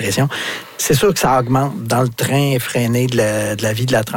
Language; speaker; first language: French; native; French